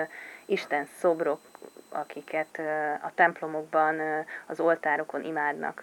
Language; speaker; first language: Hungarian; native; Hungarian